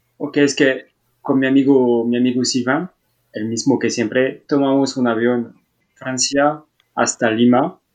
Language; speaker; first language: Spanish; non-native, learner; French